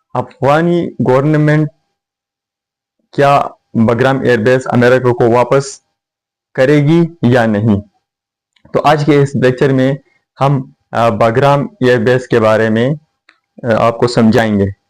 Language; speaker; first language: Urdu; non-native, fluent; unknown